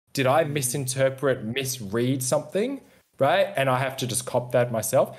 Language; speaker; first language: English; native; English